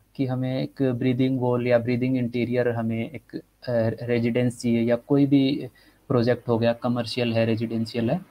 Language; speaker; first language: Hindi; native; Hindi